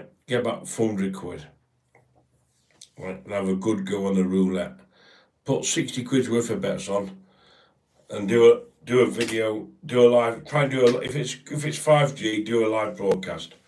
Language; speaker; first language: English; native; English